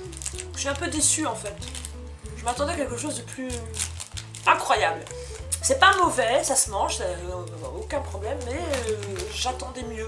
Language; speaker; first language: French; native; French